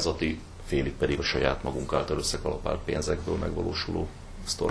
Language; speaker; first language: Hungarian; native; Hungarian